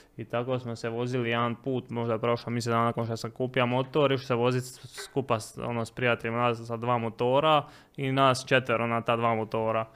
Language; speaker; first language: Croatian; native; Croatian